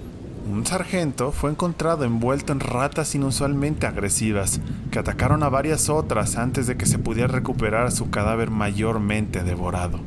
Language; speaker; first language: Spanish; native; Spanish